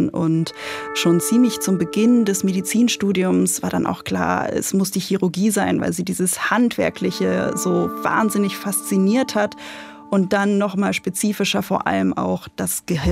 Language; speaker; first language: German; native; German